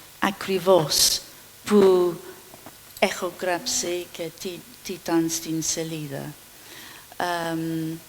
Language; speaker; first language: Greek; non-native, fluent; English